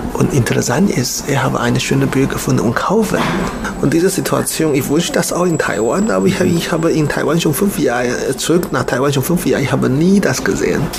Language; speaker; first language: German; non-native, learner; Chinese